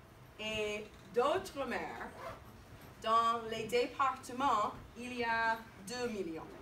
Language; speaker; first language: French; non-native, fluent; English